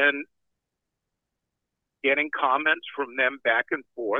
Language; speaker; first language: English; native; English